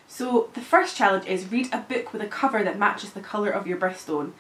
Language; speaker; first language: English; native; English